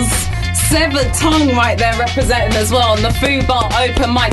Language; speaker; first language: English; native; English